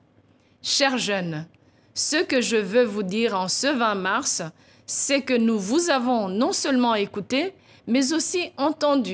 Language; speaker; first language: French; non-native, local second language; Kinyarwanda